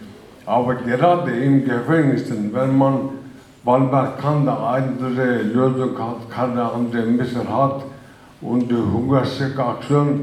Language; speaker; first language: German; non-native, fluent; Turkish